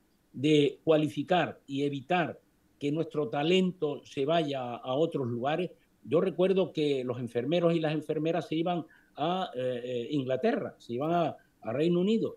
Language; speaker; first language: Spanish; native; Spanish